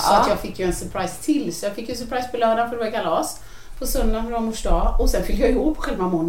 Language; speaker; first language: Swedish; native; Swedish